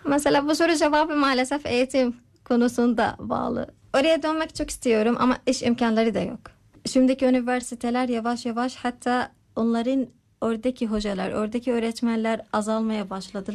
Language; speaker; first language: Turkish; non-native, learner; Arabic